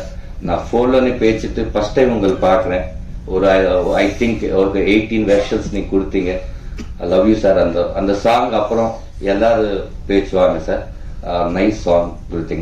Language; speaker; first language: Tamil; non-native, learner; Telugu